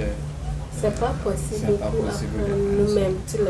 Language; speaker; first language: French; non-native, learner; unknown